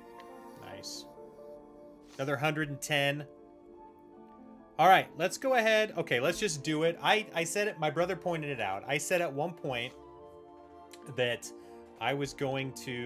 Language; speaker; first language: English; native; English